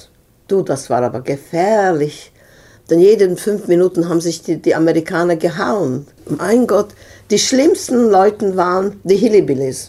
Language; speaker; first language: German; non-native, fluent; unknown